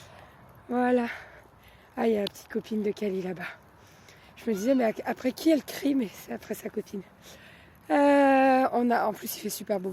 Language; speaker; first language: French; native; French